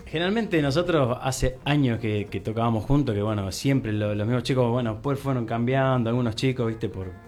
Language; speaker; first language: Spanish; native; Spanish